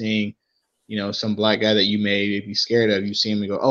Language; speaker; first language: English; native; English